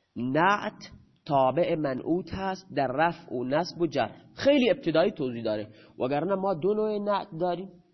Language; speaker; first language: Persian; non-native, local second language; Baluchi